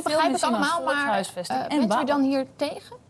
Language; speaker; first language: Dutch; native; Dutch